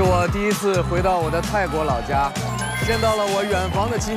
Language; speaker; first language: Chinese; native; Chinese